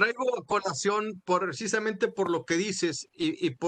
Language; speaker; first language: Spanish; native; Spanish